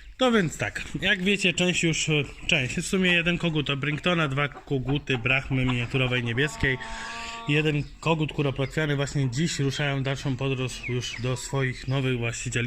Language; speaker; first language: Polish; native; Polish